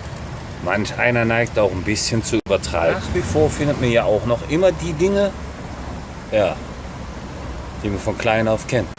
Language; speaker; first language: German; native; German